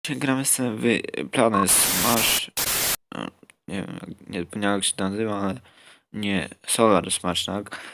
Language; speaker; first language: Polish; native; Polish